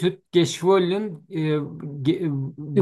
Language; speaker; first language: German; non-native, learner; Turkish